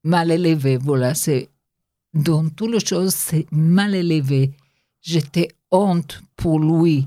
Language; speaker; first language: French; non-native, learner; Hebrew